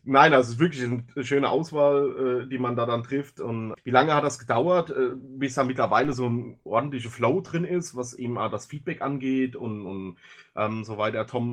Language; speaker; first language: German; native; German